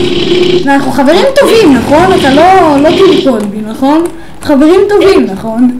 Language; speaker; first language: Hebrew; native; Hebrew